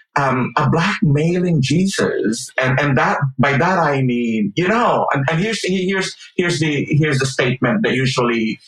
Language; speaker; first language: English; non-native, local second language; Filipino